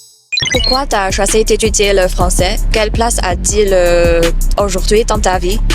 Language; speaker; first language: French; non-native, fluent; Chinese